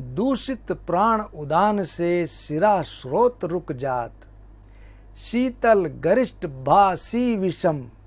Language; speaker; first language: Hindi; native; Hindi